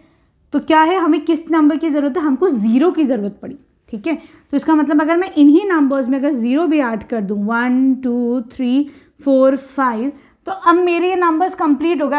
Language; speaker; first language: Hindi; native; Hindi